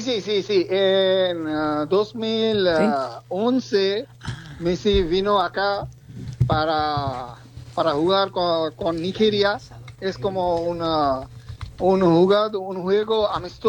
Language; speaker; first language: Spanish; non-native, learner; Bangla